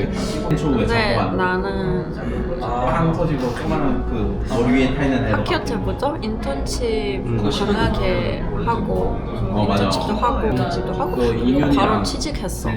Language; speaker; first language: Korean; non-native, fluent; Ukrainian